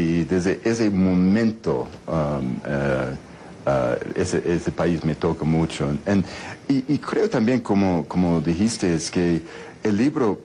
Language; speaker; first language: Spanish; non-native, fluent; English